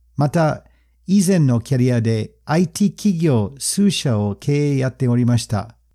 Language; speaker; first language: Japanese; non-native, fluent; English